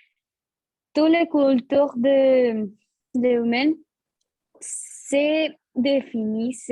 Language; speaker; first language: French; non-native, learner; Spanish